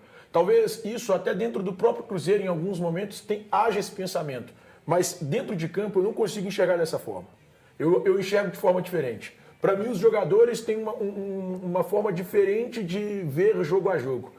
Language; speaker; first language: Portuguese; native; Portuguese